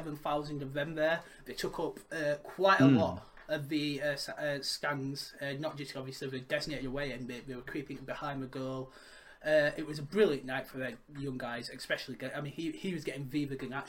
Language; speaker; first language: English; native; English